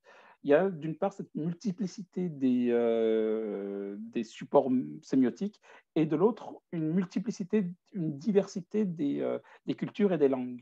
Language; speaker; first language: French; native; French